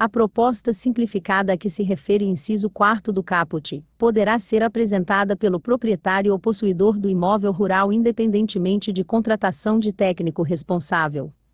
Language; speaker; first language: Portuguese; native; Portuguese